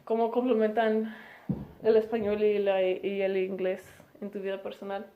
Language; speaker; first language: Spanish; early bilingual, heritage; Spanish